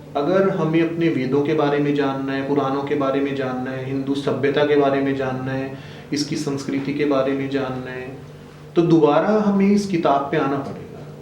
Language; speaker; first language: Hindi; native; Hindi